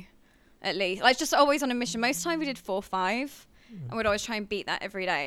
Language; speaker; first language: English; native; English